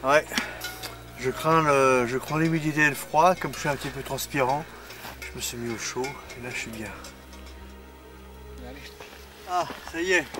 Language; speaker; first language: French; native; French